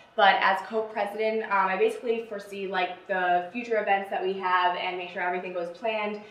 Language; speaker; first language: English; native; English